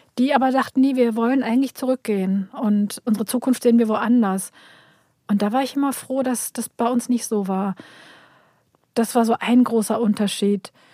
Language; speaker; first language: German; early bilingual, other home language; Turkish